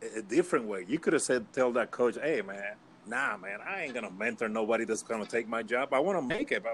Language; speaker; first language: English; early bilingual, other home language; Spanish